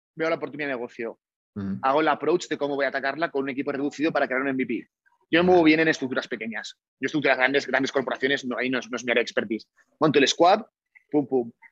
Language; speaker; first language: Spanish; native; Spanish